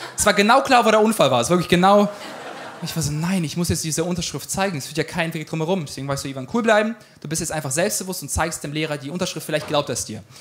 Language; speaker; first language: German; early bilingual, other home language; Ukrainian